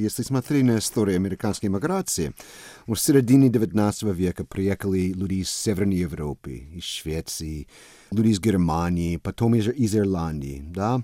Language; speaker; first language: Russian; non-native, fluent; English